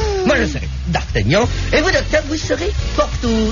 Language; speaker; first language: French; native; French